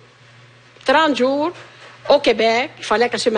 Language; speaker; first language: French; native; French